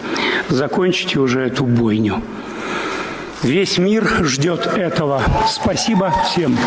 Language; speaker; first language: Russian; native; Russian